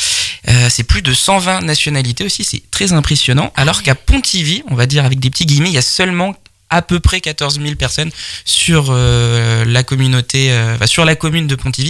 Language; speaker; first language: French; native; French